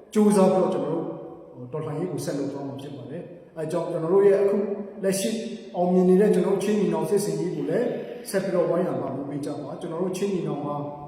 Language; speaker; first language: Burmese; non-native, local second language; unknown